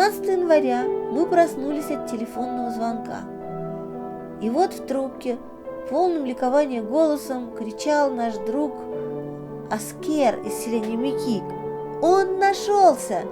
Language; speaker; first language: Russian; native; Russian